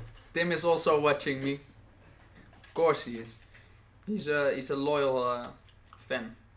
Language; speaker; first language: English; non-native, fluent; Dutch